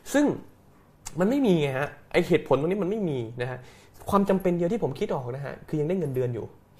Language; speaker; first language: Thai; native; Thai